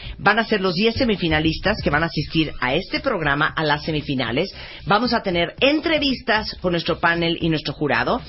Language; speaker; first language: Spanish; early bilingual, other home language; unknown